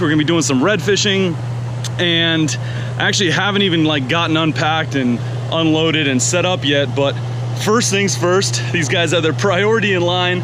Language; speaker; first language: English; native; English